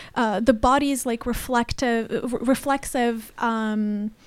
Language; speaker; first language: English; non-native, fluent; Arabic